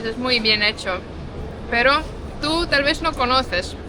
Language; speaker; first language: Spanish; non-native, fluent; Estonian